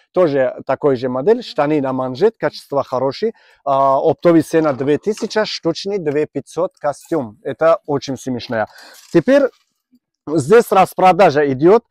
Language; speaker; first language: Russian; non-native, learner; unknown